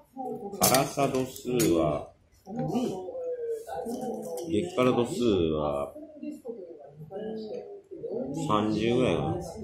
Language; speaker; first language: Japanese; native; Japanese